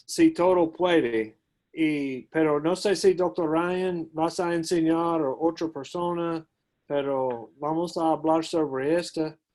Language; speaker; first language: Spanish; non-native, learner; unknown